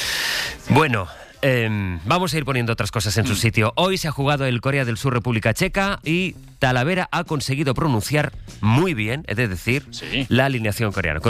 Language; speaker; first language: Spanish; native; Spanish